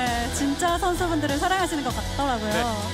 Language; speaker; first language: Korean; native; Korean